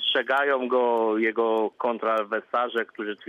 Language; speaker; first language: Polish; native; Polish